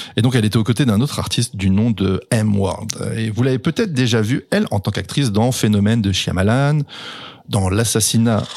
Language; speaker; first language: French; native; French